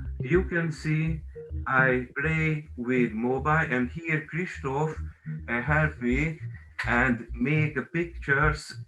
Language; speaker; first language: English; non-native, learner; Hungarian